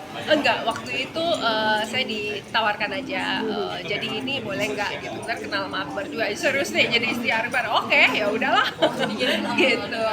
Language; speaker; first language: Indonesian; native; Indonesian